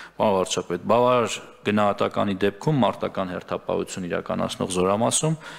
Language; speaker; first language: Armenian; native; Armenian